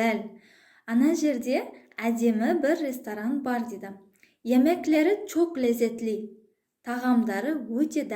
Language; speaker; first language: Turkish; non-native, fluent; Kazakh